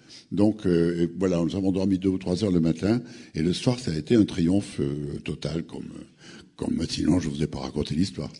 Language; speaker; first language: French; native; French